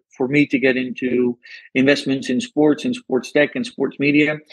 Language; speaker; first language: English; non-native, fluent; Dutch